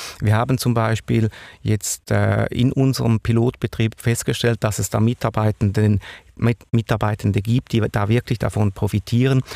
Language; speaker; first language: German; native; German